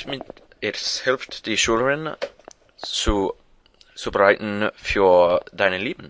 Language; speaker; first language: German; non-native, learner; English